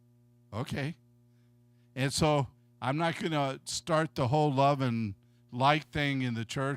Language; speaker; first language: English; native; English